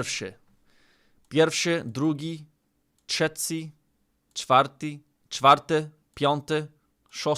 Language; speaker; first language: Polish; non-native, learner; English